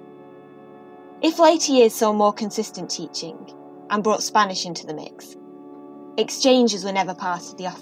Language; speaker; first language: English; native; English